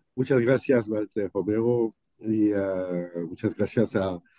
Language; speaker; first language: Spanish; non-native, learner; French